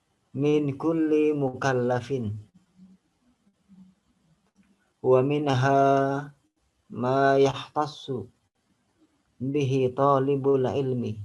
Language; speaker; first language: Arabic; non-native, fluent; Indonesian